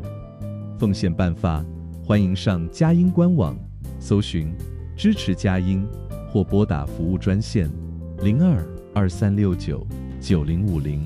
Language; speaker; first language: Chinese; native; Chinese